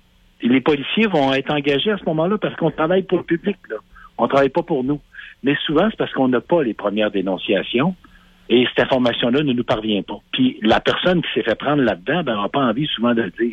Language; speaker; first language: French; native; French